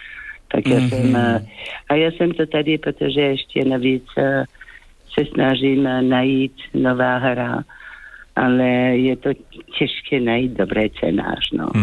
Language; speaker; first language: Czech; non-native, fluent; French